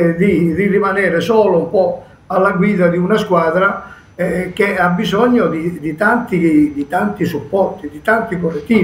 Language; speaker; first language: Italian; native; Italian